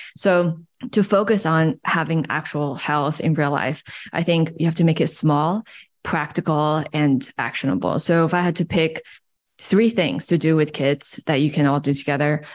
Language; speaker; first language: English; early bilingual, other home language; Chinese